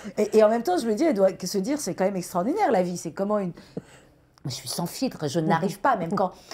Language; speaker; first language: French; early bilingual, other home language; Persian